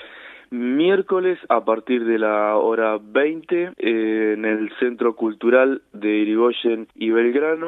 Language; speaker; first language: Spanish; native; Spanish